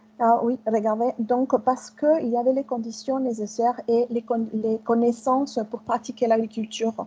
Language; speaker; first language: French; non-native, fluent; Spanish